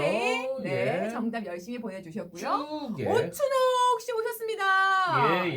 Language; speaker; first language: Korean; native; Korean